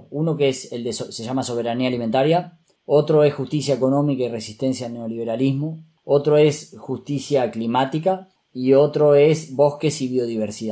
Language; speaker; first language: Spanish; native; Spanish